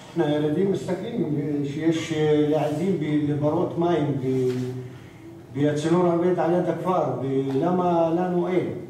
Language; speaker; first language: Hebrew; non-native, local second language; Arabic